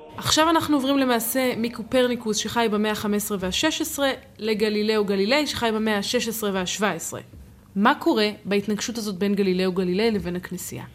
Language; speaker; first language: Hebrew; native; Hebrew